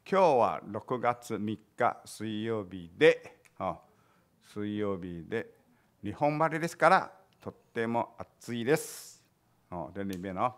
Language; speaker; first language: Japanese; non-native, fluent; Chinese